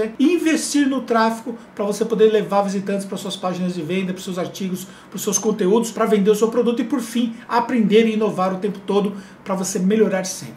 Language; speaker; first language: Portuguese; native; Portuguese